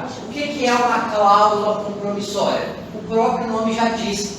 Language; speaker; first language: Portuguese; native; Portuguese